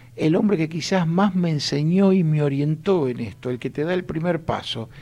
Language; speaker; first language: Spanish; native; Spanish